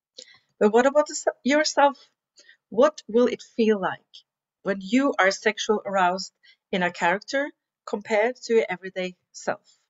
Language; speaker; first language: English; non-native, fluent; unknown